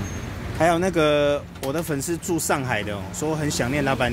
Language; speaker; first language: Chinese; native; Chinese